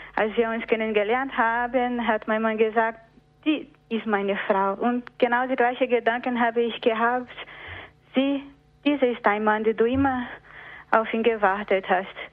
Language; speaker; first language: German; non-native, fluent; Portuguese